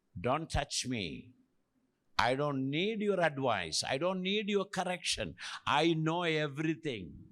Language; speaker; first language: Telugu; non-native, fluent; Malayalam